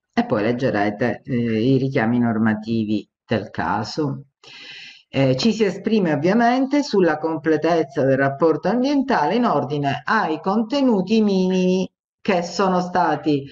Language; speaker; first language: Italian; native; Italian